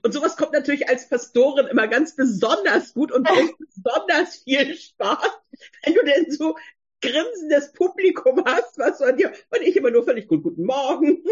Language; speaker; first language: German; native; German